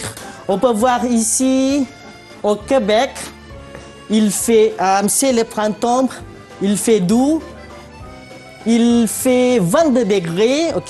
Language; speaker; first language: French; non-native, fluent; Malay